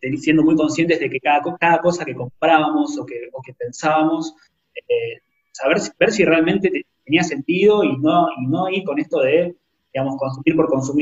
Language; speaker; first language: Spanish; native; Spanish